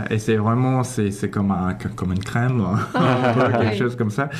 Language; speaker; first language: French; non-native, fluent; English